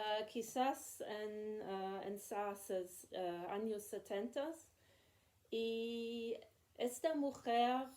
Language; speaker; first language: Spanish; non-native, learner; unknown